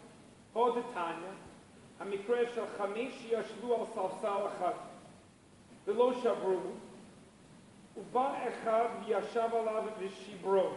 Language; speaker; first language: Hebrew; non-native, fluent; English